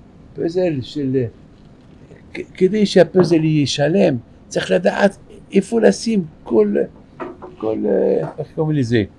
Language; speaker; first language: Hebrew; non-native, fluent; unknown